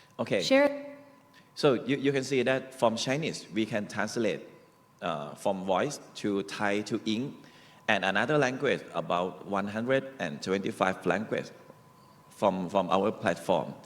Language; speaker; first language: English; non-native, learner; Thai